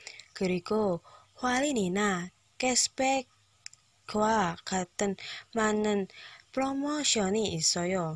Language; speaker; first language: Korean; non-native, learner; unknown